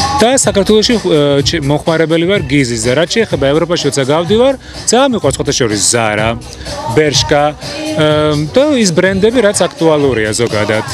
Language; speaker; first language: Georgian; early bilingual, heritage; Georgian